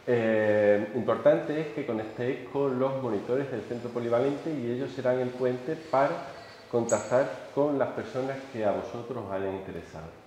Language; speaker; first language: Spanish; native; Spanish